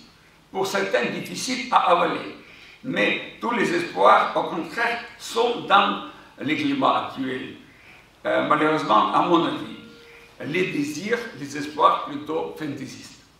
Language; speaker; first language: French; non-native, fluent; Ukrainian